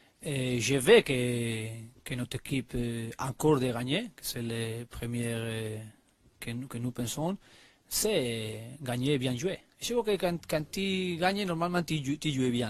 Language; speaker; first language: French; non-native, learner; Spanish